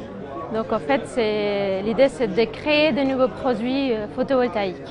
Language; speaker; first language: French; non-native, fluent; Spanish